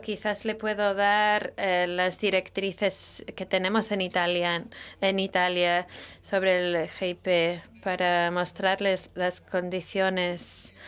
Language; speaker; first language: Spanish; non-native, fluent; Italian